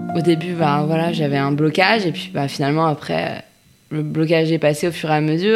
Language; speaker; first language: French; native; French